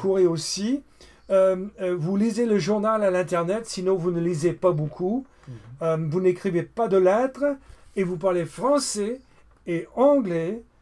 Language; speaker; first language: French; non-native, fluent; English